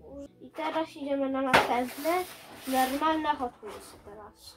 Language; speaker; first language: Polish; early bilingual, heritage; Polish